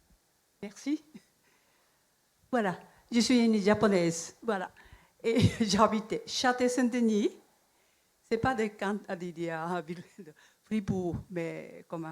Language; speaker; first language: French; non-native, learner; Japanese